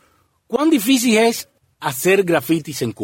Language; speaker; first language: Spanish; native; Spanish